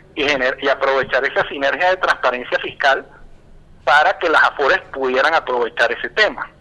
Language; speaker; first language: Spanish; native; Spanish